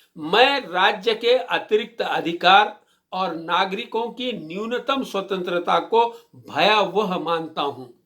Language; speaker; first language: Hindi; non-native, local second language; Marathi